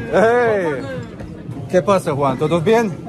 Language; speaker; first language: Spanish; non-native, learner; Croatian